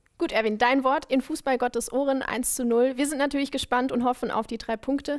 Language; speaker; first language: German; native; German